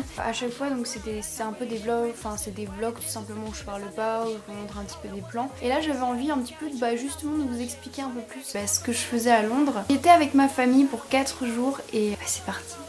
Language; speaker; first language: French; native; French